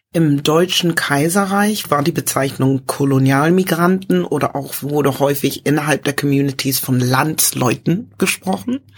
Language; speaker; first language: German; early bilingual, other home language; English